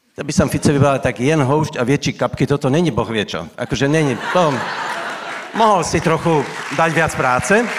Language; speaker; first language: Slovak; native; Slovak